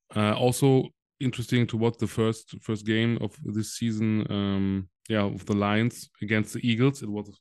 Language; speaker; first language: English; non-native, fluent; German